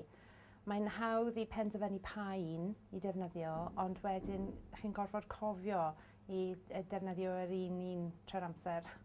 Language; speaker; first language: Welsh; non-native, local second language; English